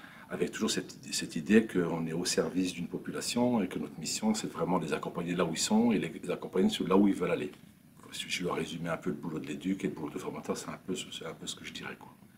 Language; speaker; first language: French; native; French